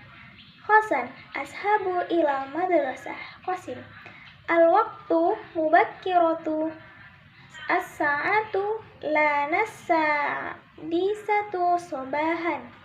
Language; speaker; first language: Arabic; non-native, learner; Indonesian